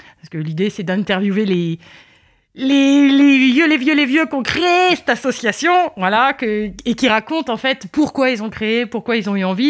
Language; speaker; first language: French; native; French